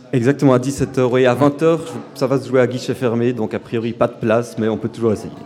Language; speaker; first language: French; non-native, local second language; Rundi